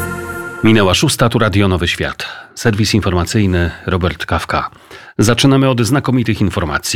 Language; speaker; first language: Polish; native; Polish